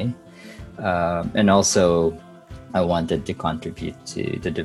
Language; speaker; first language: English; non-native, local second language; Bikol